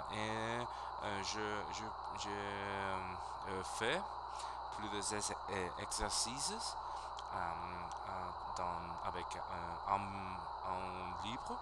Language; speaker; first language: French; non-native, learner; Spanish